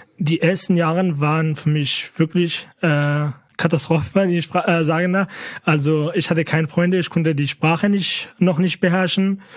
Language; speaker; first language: German; non-native, fluent; Kurdish